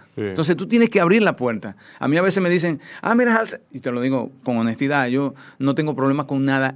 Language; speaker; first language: Spanish; native; Spanish